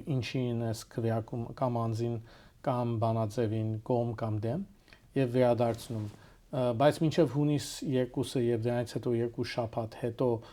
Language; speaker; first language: Armenian; early bilingual, heritage; Armenian